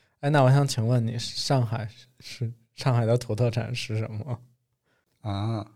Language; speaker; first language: Chinese; native; Chinese